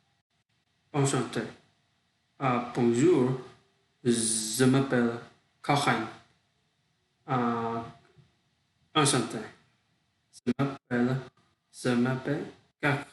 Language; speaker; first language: French; non-native, learner; Vietnamese